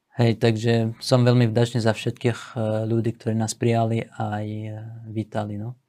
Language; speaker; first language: Slovak; non-native, fluent; Assyrian Neo-Aramaic